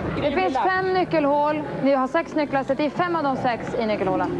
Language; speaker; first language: Swedish; native; Swedish